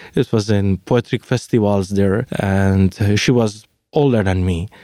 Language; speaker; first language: English; non-native, fluent; Persian